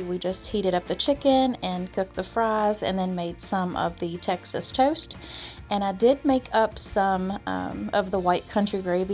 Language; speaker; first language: English; native; English